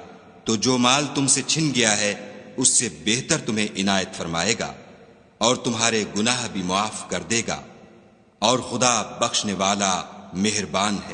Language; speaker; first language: Urdu; native; Urdu